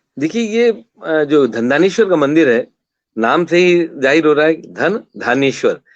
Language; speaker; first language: Hindi; non-native, local second language; Kannada